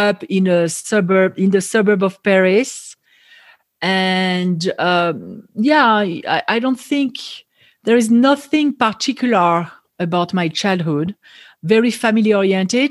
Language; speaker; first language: English; non-native, fluent; French